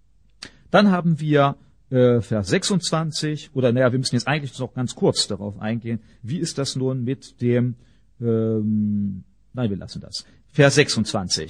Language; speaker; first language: German; native; German